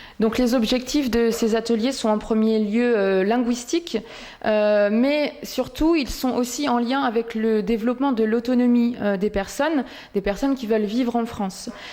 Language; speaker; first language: French; native; French